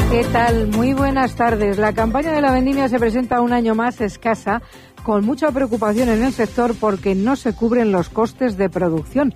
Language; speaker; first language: Spanish; native; Spanish